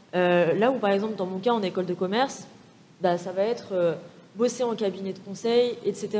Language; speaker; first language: French; native; French